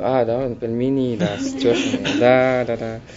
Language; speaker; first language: Russian; non-native, learner; French